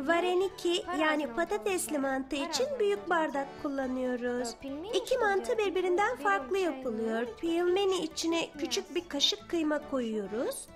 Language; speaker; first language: Turkish; early bilingual, heritage; Turkish